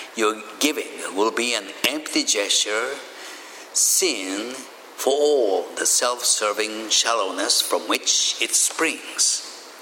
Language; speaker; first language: English; non-native, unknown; Japanese